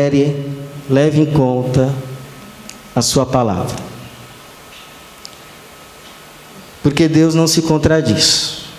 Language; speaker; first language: Portuguese; native; Portuguese